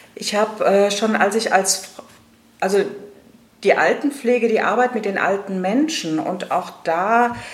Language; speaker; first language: German; native; German